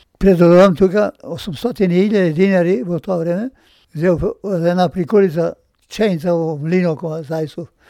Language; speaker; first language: Macedonian; native; Macedonian